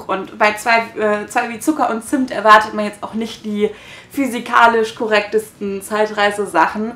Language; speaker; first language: German; native; German